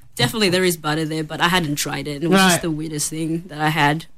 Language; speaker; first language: English; early bilingual, other home language; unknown